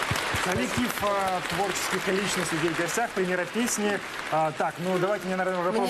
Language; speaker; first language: Russian; native; Russian